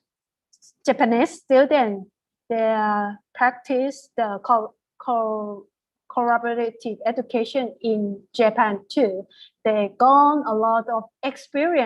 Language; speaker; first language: English; non-native, fluent; Thai